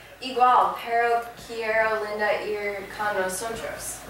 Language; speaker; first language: Spanish; non-native, learner; English